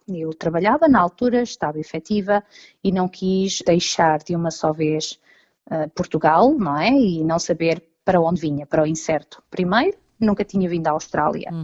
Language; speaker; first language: Portuguese; native; Portuguese